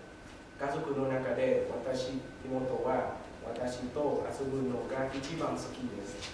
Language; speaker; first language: Japanese; non-native, learner; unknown